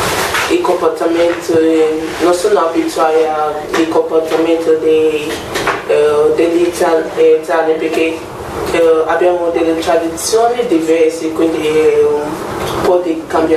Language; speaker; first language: Italian; non-native, learner; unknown